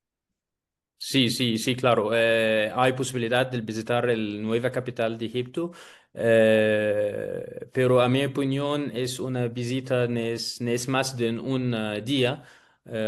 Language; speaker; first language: Spanish; non-native, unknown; Arabic